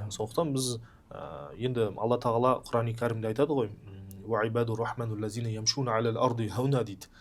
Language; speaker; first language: Kazakh; native; Kazakh